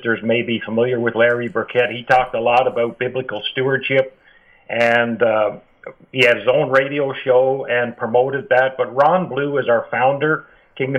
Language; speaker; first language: English; native; English